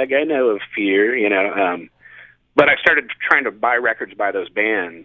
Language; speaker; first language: English; native; English